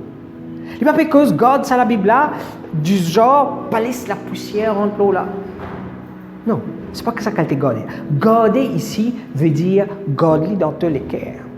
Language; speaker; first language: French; non-native, learner; Morisyen